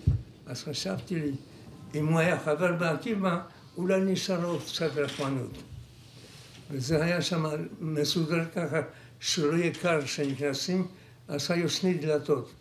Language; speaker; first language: Hebrew; non-native, fluent; Polish